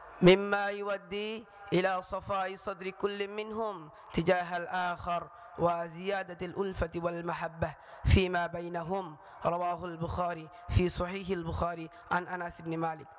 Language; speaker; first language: Arabic; non-native, learner; Bangla